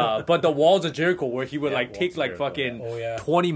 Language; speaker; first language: English; non-native, fluent; Indonesian